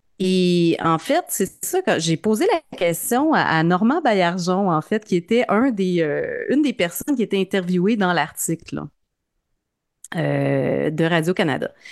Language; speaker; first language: French; native; French